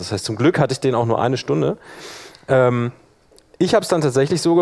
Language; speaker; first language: German; native; German